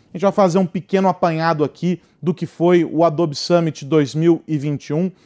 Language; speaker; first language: Portuguese; native; Portuguese